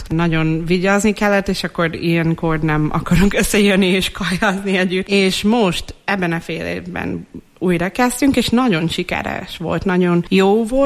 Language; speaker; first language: Hungarian; non-native, fluent; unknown